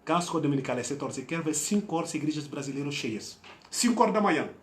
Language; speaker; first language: Portuguese; non-native, fluent; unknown